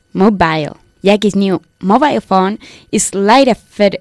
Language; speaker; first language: English; non-native, fluent; Spanish